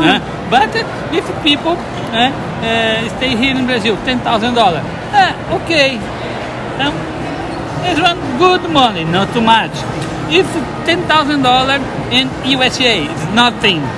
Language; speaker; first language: English; non-native, learner; Portuguese